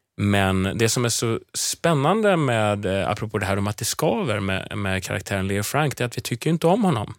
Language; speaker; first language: Swedish; native; Swedish